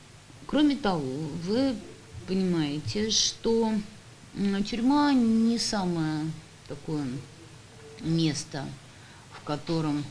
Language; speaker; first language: Russian; native; Russian